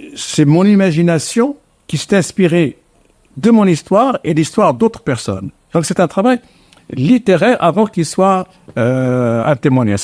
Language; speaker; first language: French; non-native, local second language; Arabic